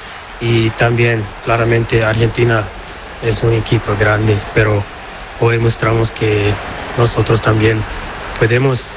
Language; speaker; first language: Spanish; non-native, learner; Portuguese